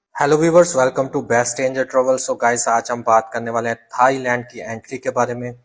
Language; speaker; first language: Urdu; non-native, local second language; Punjabi